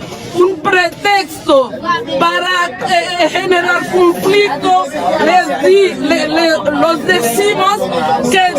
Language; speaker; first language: Spanish; non-native, fluent; Haitian Creole